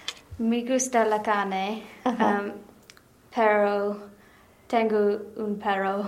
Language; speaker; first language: Spanish; non-native, learner; English